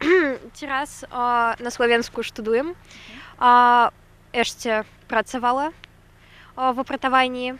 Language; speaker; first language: Slovak; non-native, learner; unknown